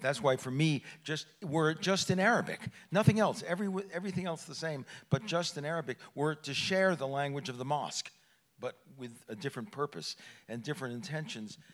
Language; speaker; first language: English; native; English